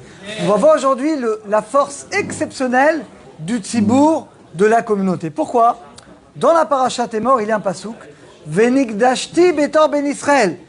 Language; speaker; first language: French; native; French